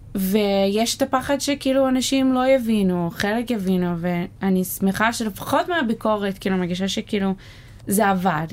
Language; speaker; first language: Hebrew; non-native, fluent; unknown